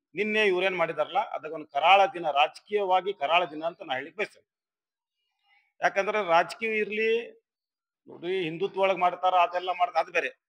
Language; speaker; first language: Kannada; non-native, local second language; Urdu